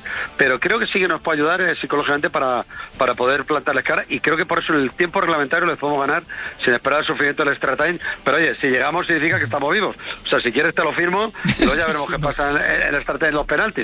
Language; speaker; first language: Spanish; native; Spanish